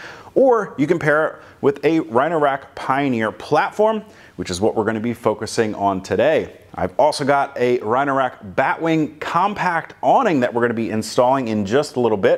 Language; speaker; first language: English; native; English